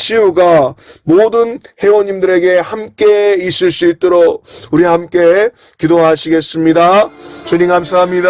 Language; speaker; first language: Korean; native; Korean